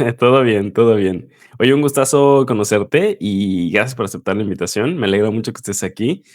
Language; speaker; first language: Spanish; native; Spanish